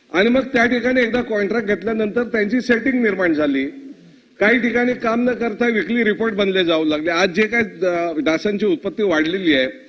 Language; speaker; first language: Marathi; native; Marathi